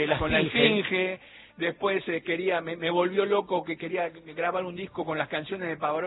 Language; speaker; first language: Spanish; native; Spanish